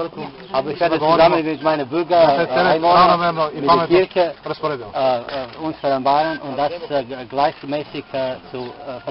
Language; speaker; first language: German; non-native, fluent; Serbian